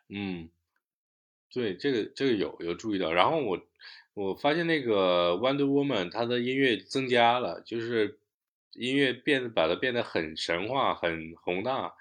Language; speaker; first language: Chinese; native; Chinese